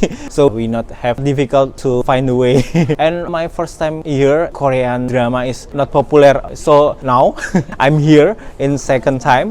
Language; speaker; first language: English; non-native, learner; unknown